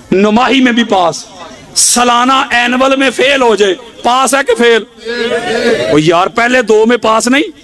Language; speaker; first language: Urdu; non-native, local second language; Punjabi